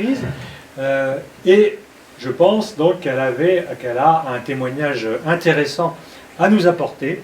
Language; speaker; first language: French; native; French